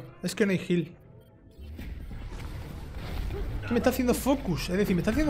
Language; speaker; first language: Spanish; native; Spanish